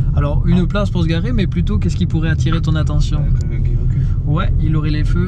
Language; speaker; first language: French; native; French